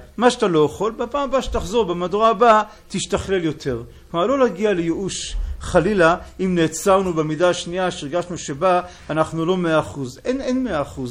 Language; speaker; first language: Hebrew; native; Hebrew